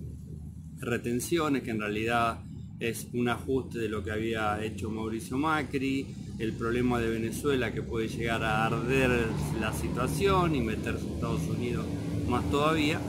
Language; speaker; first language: Spanish; native; Spanish